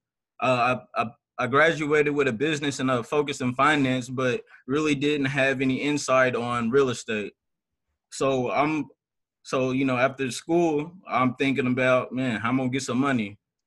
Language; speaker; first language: English; native; English